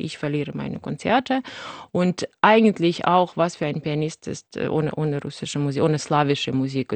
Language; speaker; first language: German; non-native, fluent; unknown